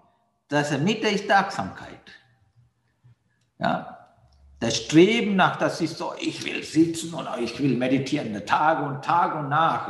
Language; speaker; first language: German; non-native, fluent; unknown